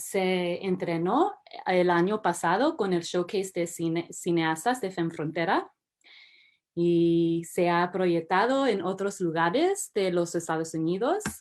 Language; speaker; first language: Spanish; early bilingual, heritage; English